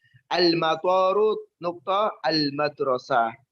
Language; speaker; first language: Arabic; non-native, fluent; Indonesian